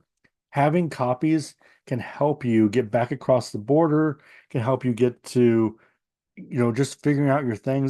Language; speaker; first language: English; native; English